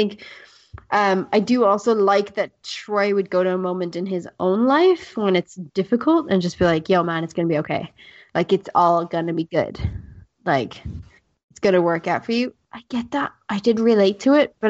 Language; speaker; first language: English; native; English